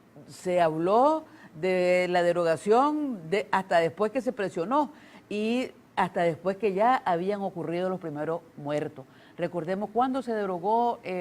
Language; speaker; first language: Spanish; native; Spanish